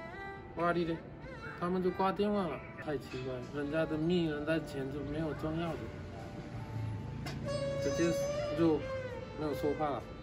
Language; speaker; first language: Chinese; non-native, fluent; Hindi